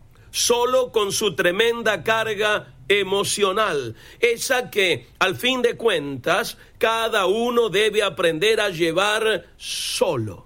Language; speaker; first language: Spanish; native; Spanish